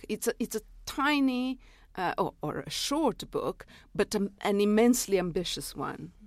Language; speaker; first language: English; non-native, fluent; Serbian